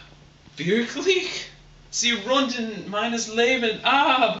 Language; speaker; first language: German; non-native, learner; English